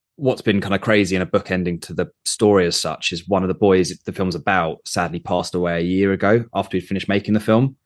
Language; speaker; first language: English; native; English